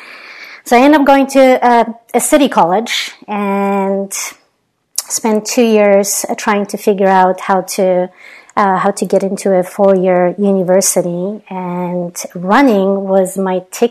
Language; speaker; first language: English; non-native, fluent; Polish